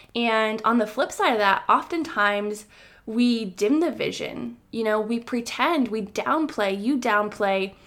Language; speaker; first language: English; native; English